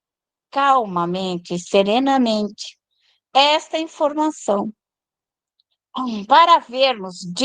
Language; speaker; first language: Portuguese; native; Portuguese